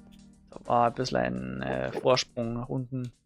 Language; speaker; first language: German; native; German